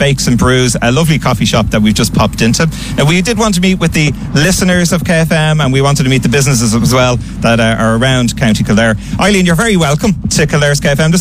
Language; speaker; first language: English; native; English